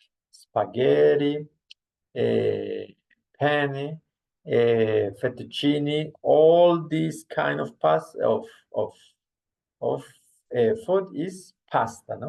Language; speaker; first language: English; non-native, fluent; Spanish